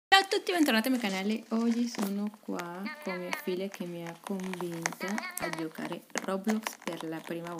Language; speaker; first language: Italian; non-native, fluent; Spanish